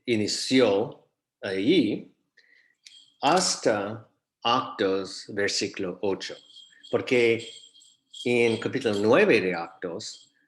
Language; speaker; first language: Spanish; non-native, fluent; English